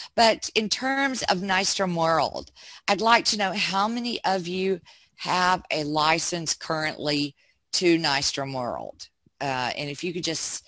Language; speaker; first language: English; native; English